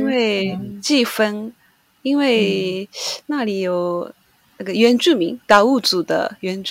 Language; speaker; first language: Chinese; non-native, learner; Japanese